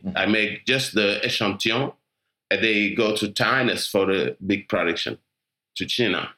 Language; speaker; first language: English; non-native, learner; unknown